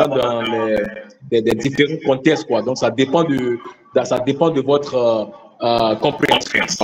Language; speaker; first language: French; non-native, fluent; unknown